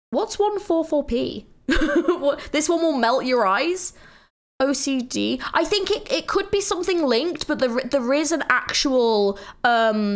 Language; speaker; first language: English; native; English